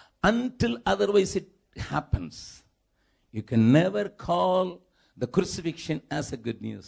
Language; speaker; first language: English; non-native, local second language; Tamil